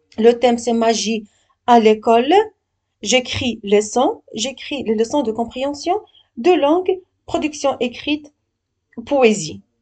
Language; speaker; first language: French; non-native, local second language; Arabic